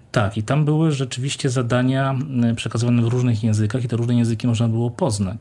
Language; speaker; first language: Polish; native; Polish